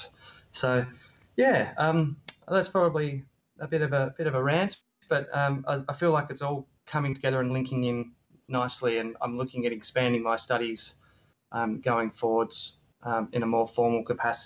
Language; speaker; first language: English; native; English